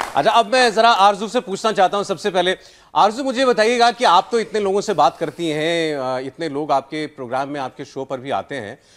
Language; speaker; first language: Hindi; native; Hindi